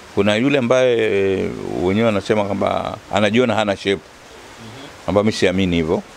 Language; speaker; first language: Swahili; native; Swahili